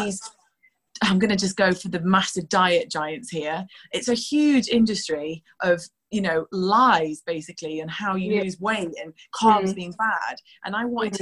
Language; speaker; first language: English; native; English